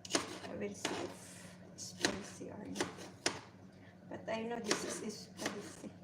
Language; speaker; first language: English; non-native, learner; Bikol